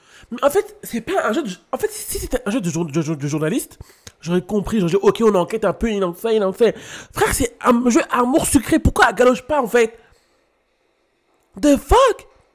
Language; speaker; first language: French; native; French